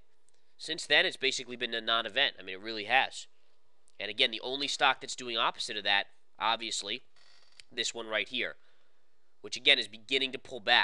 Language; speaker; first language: English; native; English